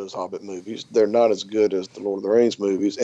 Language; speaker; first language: English; native; English